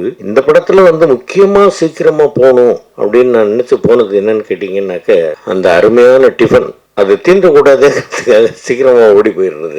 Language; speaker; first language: Tamil; native; Tamil